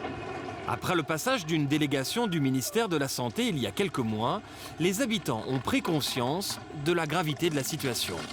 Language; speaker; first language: French; native; French